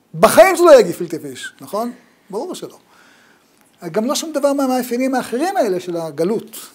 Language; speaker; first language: Hebrew; native; Hebrew